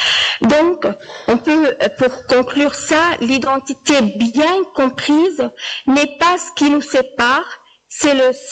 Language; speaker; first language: French; non-native, local second language; Arabic